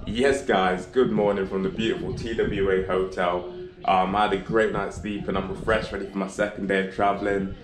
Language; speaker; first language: English; native; English